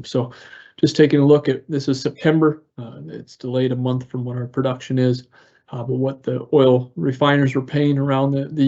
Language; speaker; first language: English; native; English